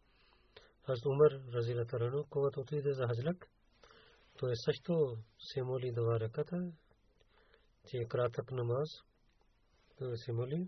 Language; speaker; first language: Bulgarian; non-native, learner; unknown